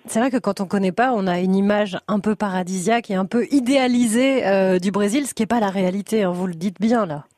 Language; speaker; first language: French; native; French